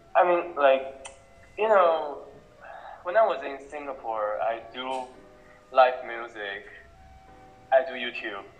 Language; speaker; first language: English; non-native, local second language; Cantonese